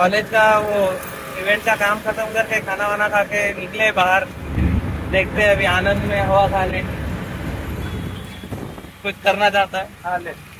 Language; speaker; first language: Hindi; native; Hindi